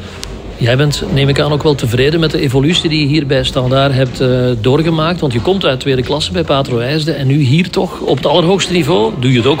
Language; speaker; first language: Dutch; native; Dutch